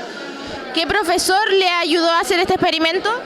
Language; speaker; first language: Spanish; native; Spanish